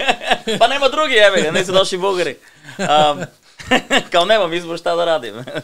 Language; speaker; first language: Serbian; non-native, learner; Bulgarian